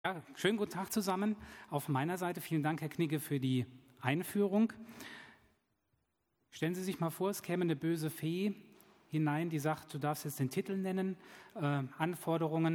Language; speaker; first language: German; native; German